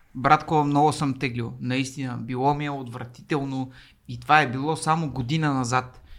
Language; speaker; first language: Bulgarian; native; Bulgarian